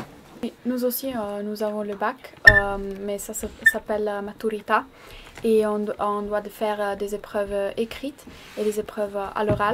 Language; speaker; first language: French; non-native, fluent; Italian